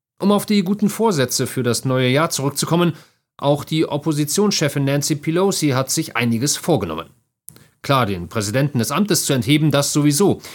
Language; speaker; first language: German; native; German